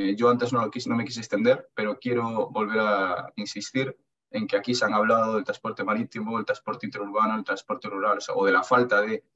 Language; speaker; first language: Spanish; native; Spanish